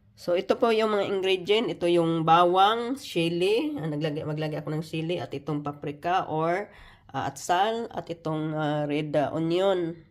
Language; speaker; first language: Filipino; non-native, local second language; Cebuano